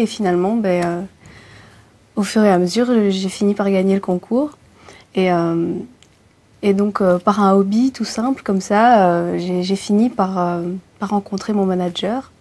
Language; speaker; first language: French; early bilingual, other home language; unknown